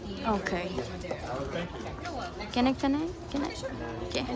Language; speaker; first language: English; non-native, learner; Thai